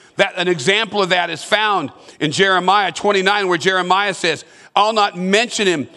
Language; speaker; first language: English; native; English